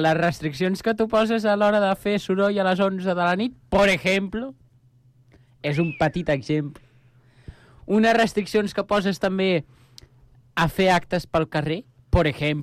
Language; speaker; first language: Catalan; native; Catalan